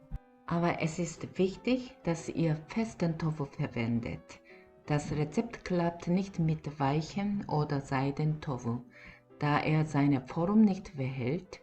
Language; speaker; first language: German; non-native, fluent; Korean